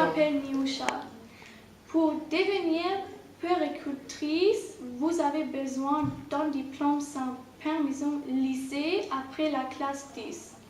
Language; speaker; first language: French; non-native, learner; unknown